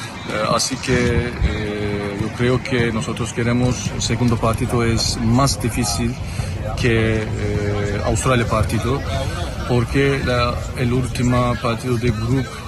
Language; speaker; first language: Spanish; non-native, learner; Turkish